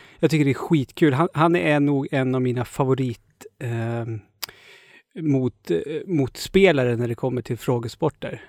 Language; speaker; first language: Swedish; native; Swedish